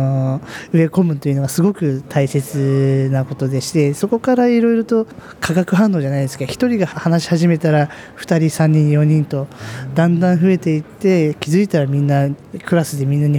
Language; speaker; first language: Japanese; native; Japanese